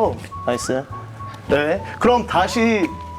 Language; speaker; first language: Korean; non-native, fluent; English